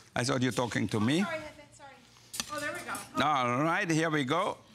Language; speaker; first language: English; non-native, fluent; German